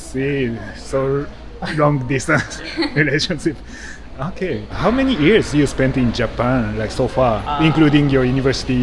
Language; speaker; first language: English; non-native, fluent; Japanese